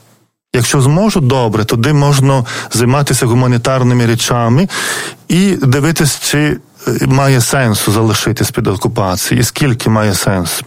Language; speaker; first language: Ukrainian; non-native, fluent; Lithuanian